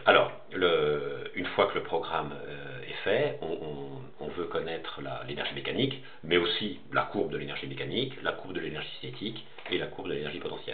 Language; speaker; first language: French; native; French